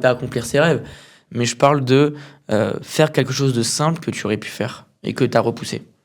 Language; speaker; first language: French; native; French